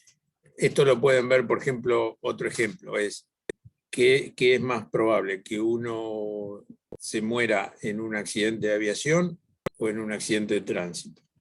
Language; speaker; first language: Spanish; native; Spanish